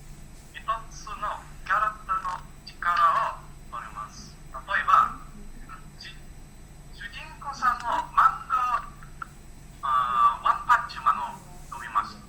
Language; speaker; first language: Japanese; non-native, learner; Indonesian